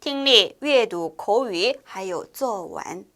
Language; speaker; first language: Chinese; non-native, fluent; Korean